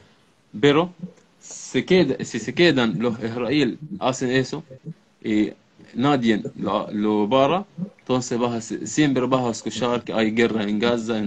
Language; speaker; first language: Spanish; non-native, learner; Arabic